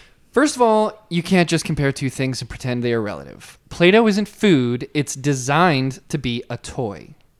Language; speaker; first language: English; native; English